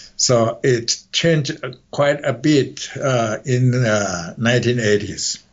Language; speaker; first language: English; non-native, fluent; Chinese